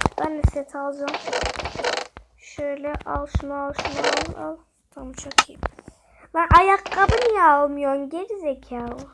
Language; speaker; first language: Turkish; native; Turkish